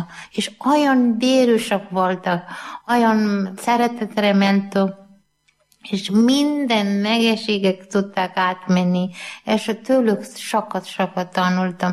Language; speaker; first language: Hungarian; non-native, learner; Malayalam